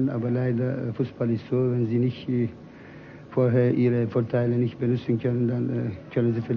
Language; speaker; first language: German; non-native, fluent; Turkish